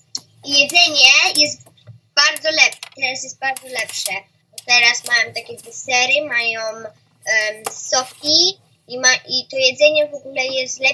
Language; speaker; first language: Polish; early bilingual, heritage; Polish